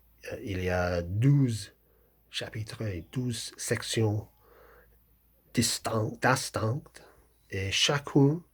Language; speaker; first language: French; non-native, fluent; English